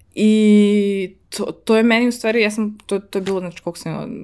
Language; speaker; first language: Serbian; early bilingual, heritage; Serbian